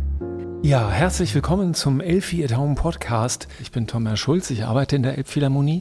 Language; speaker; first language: German; native; German